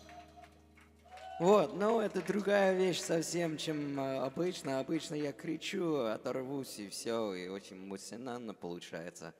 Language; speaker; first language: Russian; non-native, fluent; English